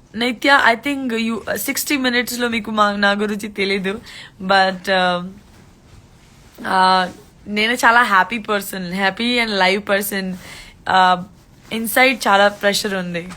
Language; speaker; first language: Telugu; non-native, learner; Gujarati